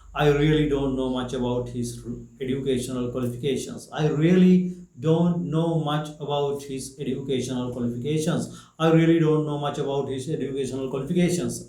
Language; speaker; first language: English; non-native, local second language; Sinhala